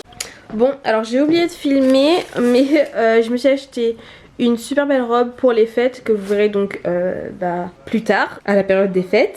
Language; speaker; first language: French; native; French